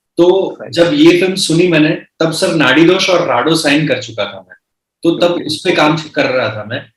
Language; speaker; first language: Hindi; non-native, local second language; Gujarati